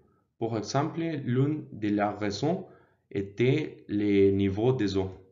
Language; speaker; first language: French; non-native, learner; Spanish